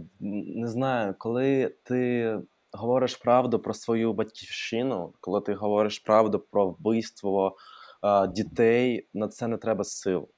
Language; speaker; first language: Ukrainian; non-native, local second language; Russian